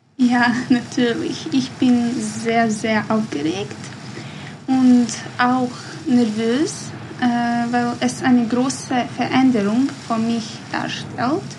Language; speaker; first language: German; non-native, learner; Bosnian